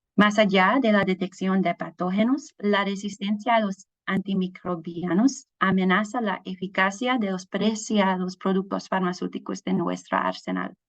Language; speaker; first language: Spanish; non-native, fluent; English